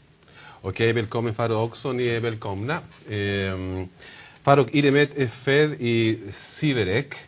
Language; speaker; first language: Swedish; non-native, fluent; Spanish